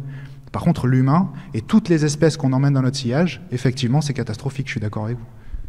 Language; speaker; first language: French; native; French